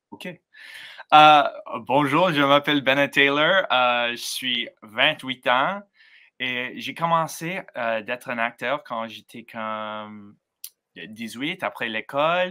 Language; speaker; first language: French; non-native, learner; English